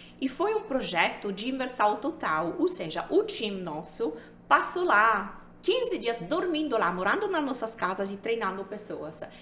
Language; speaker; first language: Portuguese; non-native, fluent; Italian